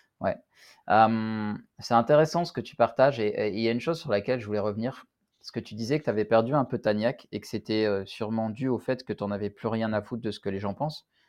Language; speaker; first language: French; native; French